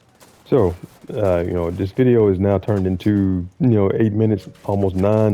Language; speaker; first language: English; native; English